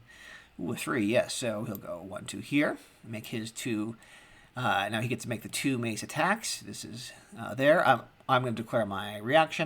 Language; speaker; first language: English; native; English